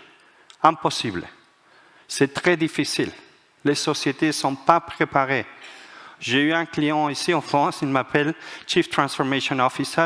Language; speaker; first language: French; non-native, fluent; Spanish